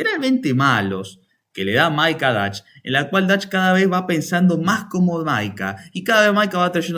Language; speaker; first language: Spanish; native; Spanish